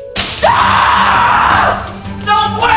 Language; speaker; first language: Spanish; non-native, learner; English